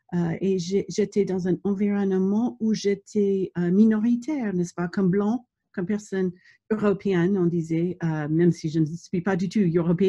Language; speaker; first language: French; non-native, fluent; English